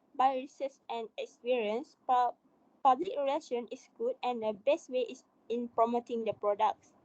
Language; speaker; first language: English; non-native, local second language; Malay